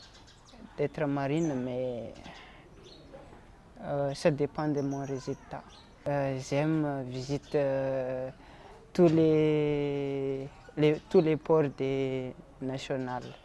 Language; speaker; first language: French; non-native, local second language; Malagasy